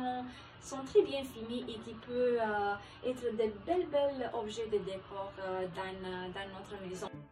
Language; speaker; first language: French; non-native, fluent; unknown